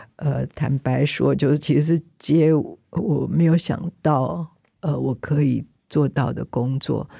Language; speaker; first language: Chinese; native; Chinese